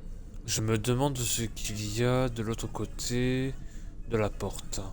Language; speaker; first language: French; native; French